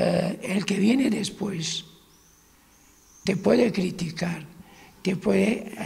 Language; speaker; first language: Spanish; non-native, fluent; Arabic